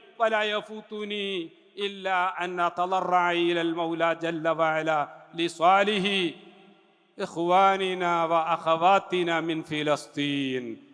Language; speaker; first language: Arabic; non-native, fluent; Malayalam